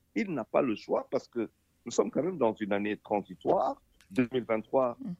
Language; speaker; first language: French; non-native, local second language; Wolof